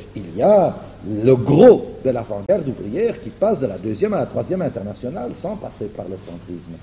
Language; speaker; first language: French; non-native, fluent; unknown